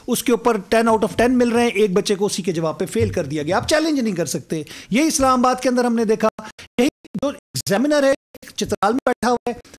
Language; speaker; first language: Urdu; native; Urdu